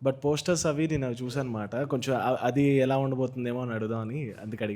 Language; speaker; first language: Telugu; native; Telugu